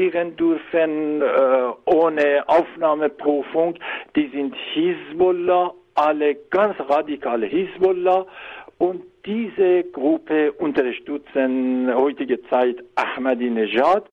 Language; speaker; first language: German; non-native, learner; Persian